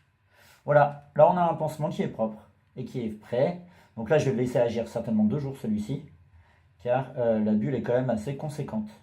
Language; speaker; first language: French; native; French